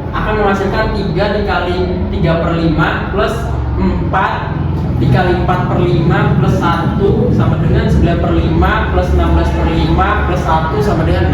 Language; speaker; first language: Indonesian; native; Indonesian